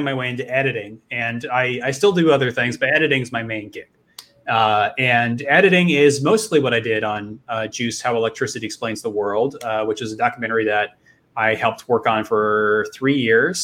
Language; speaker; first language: English; native; English